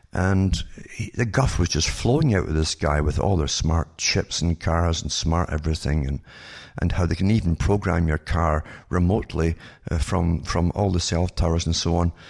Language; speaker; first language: English; native; English